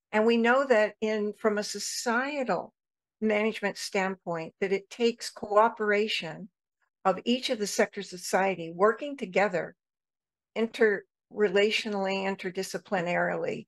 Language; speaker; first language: English; native; English